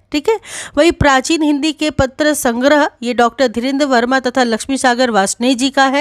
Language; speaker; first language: Hindi; native; Hindi